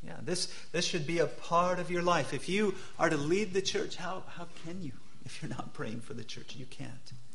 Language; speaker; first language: English; native; English